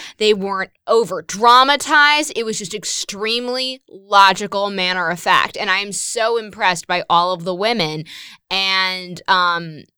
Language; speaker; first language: English; native; English